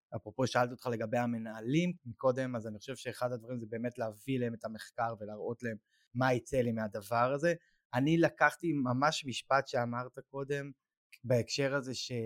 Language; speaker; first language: Hebrew; native; Hebrew